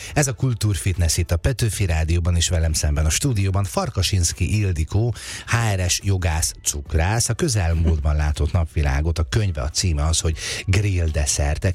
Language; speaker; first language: Hungarian; native; Hungarian